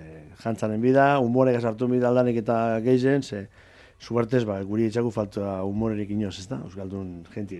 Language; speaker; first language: Basque; native; Basque